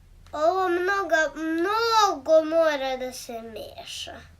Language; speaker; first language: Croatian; early bilingual, heritage; Croatian